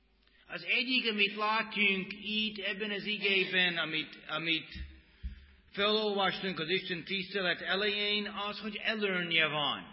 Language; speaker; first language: Hungarian; non-native, fluent; English